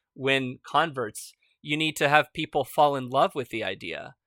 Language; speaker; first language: English; early bilingual, other home language; Spanish